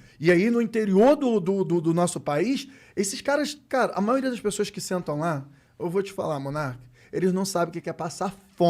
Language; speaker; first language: Portuguese; native; Portuguese